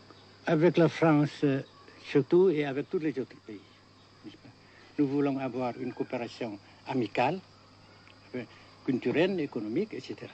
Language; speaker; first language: French; non-native, fluent; Vietnamese